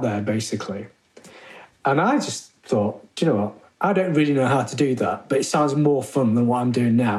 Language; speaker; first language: English; native; English